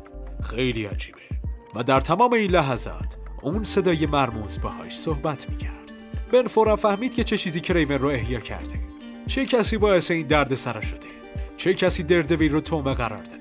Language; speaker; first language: Persian; native; Persian